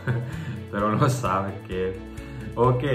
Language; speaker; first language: Spanish; non-native, learner; Croatian